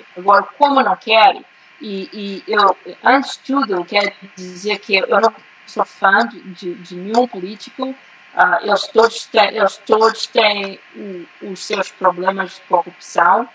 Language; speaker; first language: Portuguese; early bilingual, heritage; Portuguese